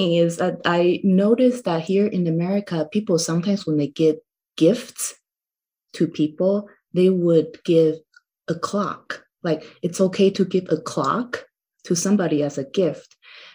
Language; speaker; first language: English; non-native, fluent; Chinese